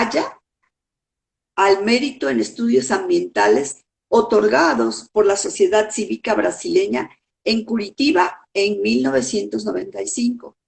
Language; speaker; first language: Spanish; native; Spanish